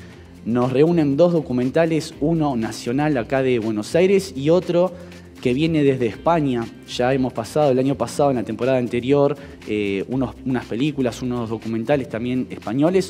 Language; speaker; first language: Spanish; native; Spanish